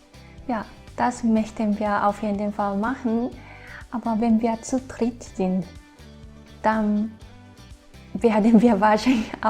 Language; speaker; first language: German; non-native, fluent; Japanese